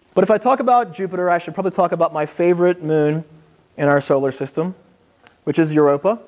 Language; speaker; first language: English; native; English